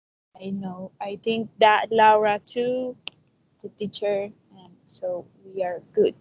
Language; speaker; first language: English; non-native, learner; Spanish